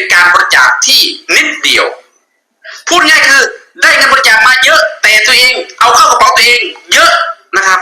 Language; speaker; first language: Thai; native; Thai